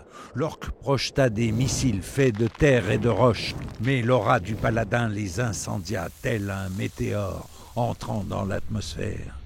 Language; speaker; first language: French; native; French